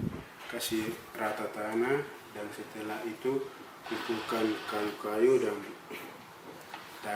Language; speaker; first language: Indonesian; non-native, local second language; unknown